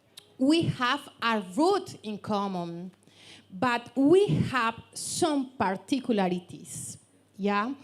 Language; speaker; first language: English; non-native, learner; Spanish